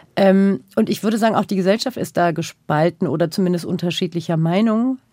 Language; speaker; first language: German; early bilingual, other home language; Turkish